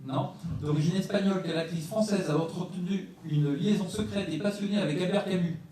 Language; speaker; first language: French; native; French